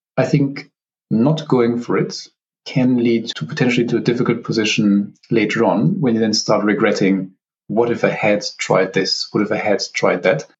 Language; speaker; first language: English; non-native, fluent; German